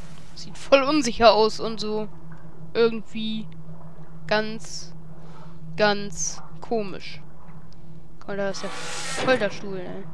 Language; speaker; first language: German; native; German